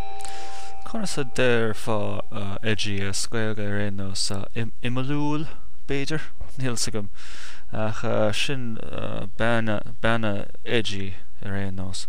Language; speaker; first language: Irish; non-native, learner; English